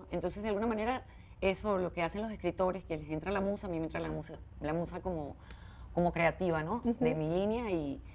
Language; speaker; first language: Spanish; native; Spanish